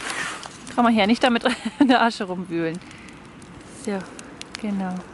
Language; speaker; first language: German; native; German